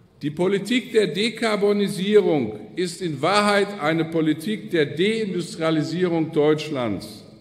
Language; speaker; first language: German; native; German